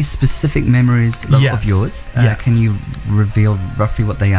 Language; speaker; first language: English; native; English